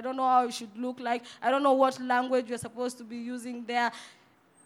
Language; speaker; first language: English; non-native, local second language; Swahili